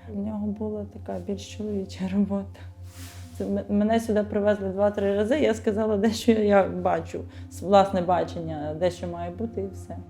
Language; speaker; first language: Ukrainian; native; Ukrainian